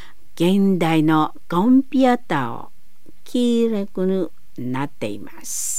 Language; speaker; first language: Japanese; non-native, learner; Indonesian